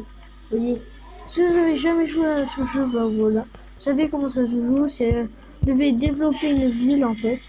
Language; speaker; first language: French; native; French